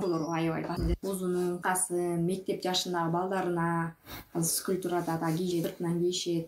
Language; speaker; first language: Kyrgyz; native; Kyrgyz